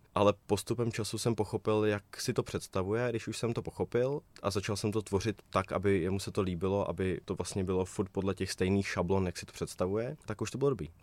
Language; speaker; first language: Czech; native; Czech